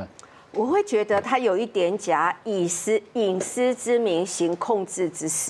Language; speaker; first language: Chinese; native; Chinese